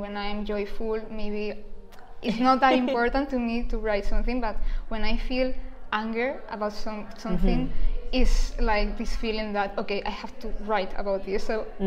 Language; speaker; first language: English; non-native, fluent; Spanish